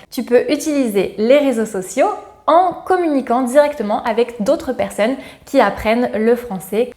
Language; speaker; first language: French; native; French